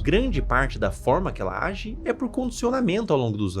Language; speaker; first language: Portuguese; native; Portuguese